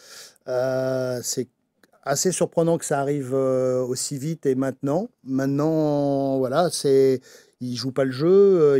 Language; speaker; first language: French; native; French